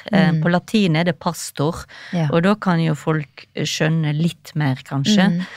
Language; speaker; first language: Norwegian; native; Norwegian